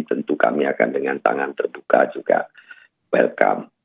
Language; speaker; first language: Indonesian; native; Indonesian